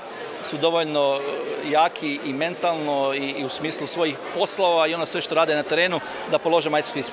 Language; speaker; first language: Croatian; native; Croatian